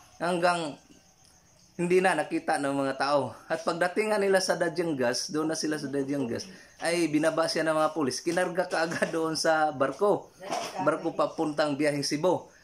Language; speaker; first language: Filipino; non-native, local second language; Cebuano